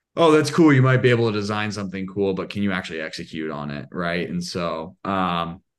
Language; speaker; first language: English; native; English